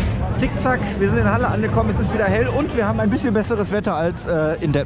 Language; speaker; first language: German; native; German